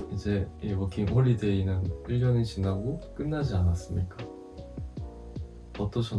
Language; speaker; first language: Korean; native; Korean